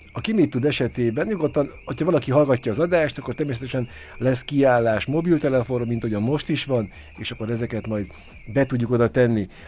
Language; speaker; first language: Hungarian; native; Hungarian